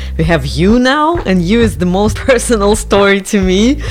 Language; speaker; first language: English; non-native, fluent; Russian